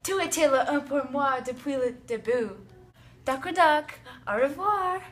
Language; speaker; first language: French; non-native, learner; English